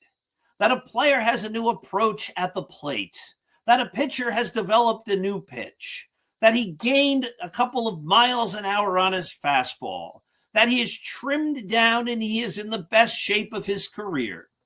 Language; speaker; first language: English; native; English